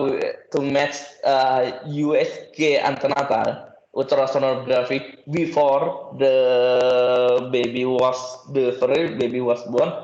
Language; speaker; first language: English; non-native, learner; Indonesian